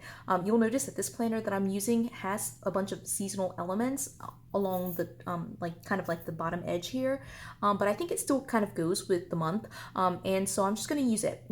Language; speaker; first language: English; native; English